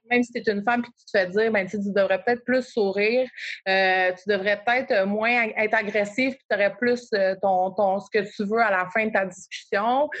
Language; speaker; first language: French; native; French